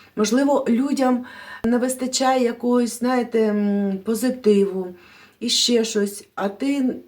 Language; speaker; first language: Ukrainian; non-native, local second language; Russian